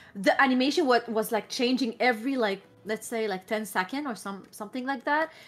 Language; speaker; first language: English; non-native, fluent; Arabic